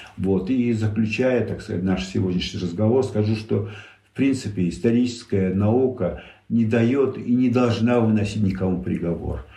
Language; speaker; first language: Russian; non-native, local second language; Tajik